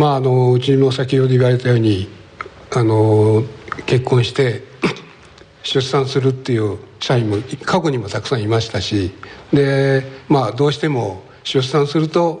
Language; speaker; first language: Japanese; native; Japanese